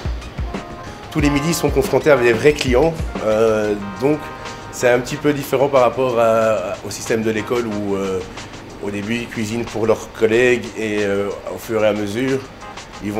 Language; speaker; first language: French; native; French